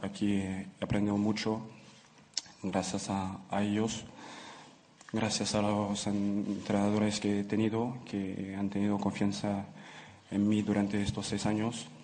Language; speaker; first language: Spanish; non-native, fluent; French